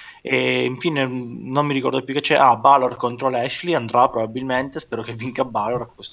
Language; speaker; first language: Italian; native; Italian